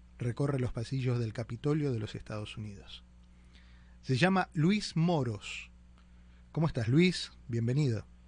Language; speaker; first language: Spanish; native; Spanish